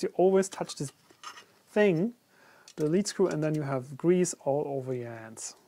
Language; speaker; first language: English; non-native, fluent; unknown